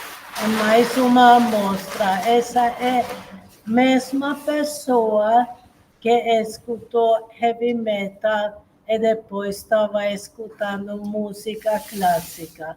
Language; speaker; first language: Portuguese; non-native, fluent; Swedish